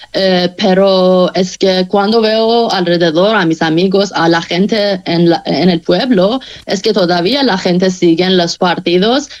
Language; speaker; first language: Spanish; non-native, fluent; Persian